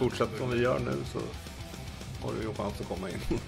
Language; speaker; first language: Swedish; native; Swedish